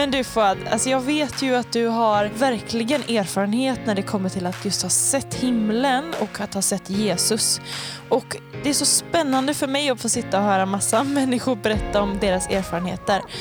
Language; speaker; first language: Swedish; native; Swedish